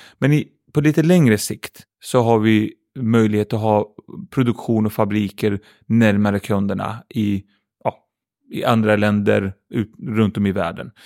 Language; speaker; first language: Swedish; early bilingual, other home language; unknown